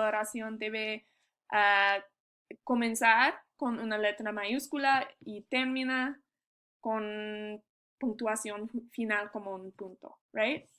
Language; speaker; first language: Spanish; non-native, learner; English